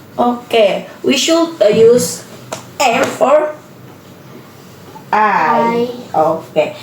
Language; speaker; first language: English; non-native, learner; Indonesian